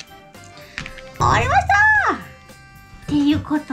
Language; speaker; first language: Japanese; non-native, fluent; Spanish